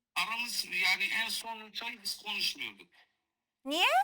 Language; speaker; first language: Turkish; non-native, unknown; Kurdish